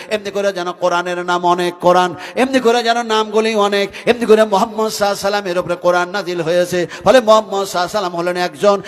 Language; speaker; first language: Bangla; non-native, local second language; Hindi